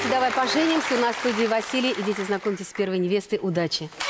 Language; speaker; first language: Russian; native; Russian